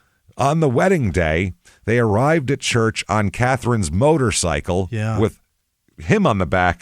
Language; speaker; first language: English; native; English